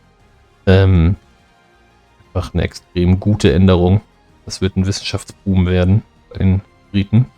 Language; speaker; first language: German; native; German